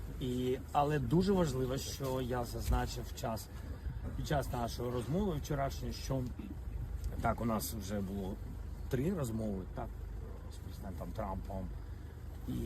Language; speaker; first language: Ukrainian; non-native, local second language; Russian